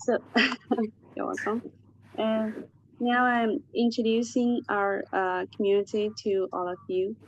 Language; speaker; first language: English; non-native, fluent; Chinese